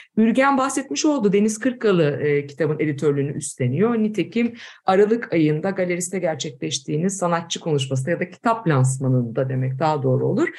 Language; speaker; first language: Turkish; native; Turkish